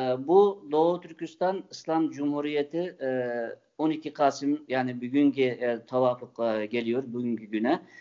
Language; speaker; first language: Turkish; non-native, fluent; Uyghur